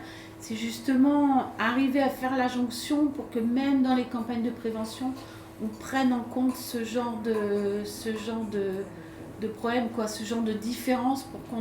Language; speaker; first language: French; native; French